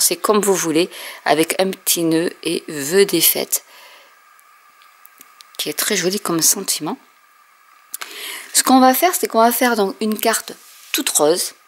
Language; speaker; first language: French; native; French